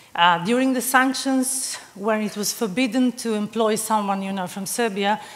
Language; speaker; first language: English; non-native, fluent; Serbian